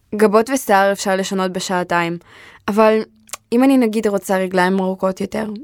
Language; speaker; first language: Hebrew; early bilingual, other home language; Russian